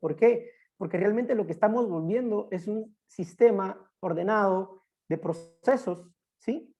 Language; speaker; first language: Spanish; native; Spanish